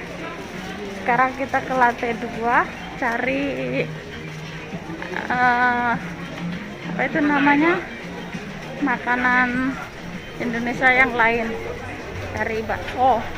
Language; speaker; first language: Indonesian; non-native, local second language; Javanese